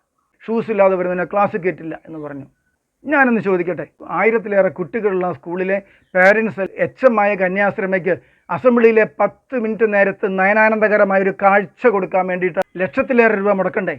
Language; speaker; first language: Malayalam; native; Malayalam